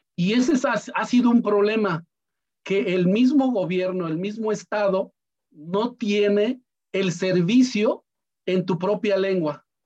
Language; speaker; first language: Spanish; non-native, local second language; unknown